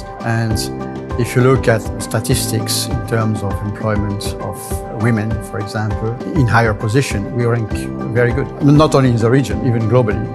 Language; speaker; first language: English; non-native, fluent; French